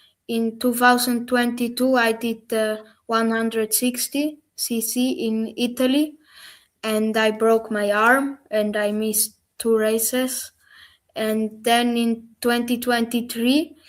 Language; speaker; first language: English; non-native, learner; German